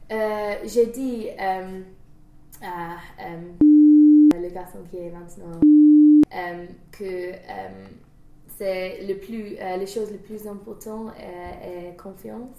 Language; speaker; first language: French; non-native, learner; English